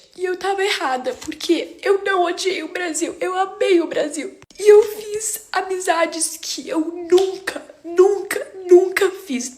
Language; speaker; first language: Portuguese; early bilingual, heritage; Portuguese